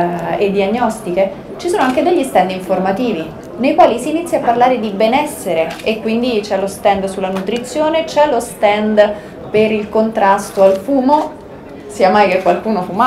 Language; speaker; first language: Italian; native; Italian